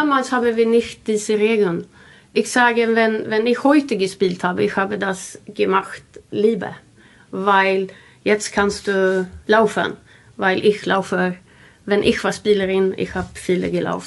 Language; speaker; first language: German; non-native, learner; Swedish